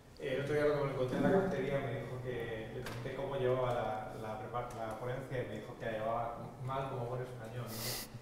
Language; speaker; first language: Spanish; native; Spanish